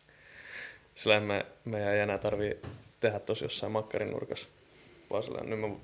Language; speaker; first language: Finnish; native; Finnish